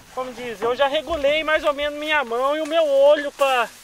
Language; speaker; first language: Portuguese; native; Portuguese